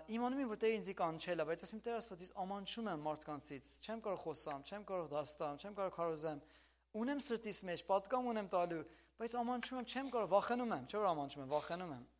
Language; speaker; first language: Armenian; native; Armenian